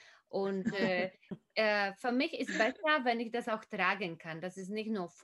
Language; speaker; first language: German; non-native, fluent; Slovak